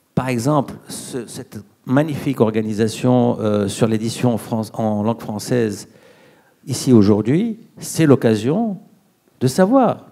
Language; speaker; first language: French; non-native, local second language; Arabic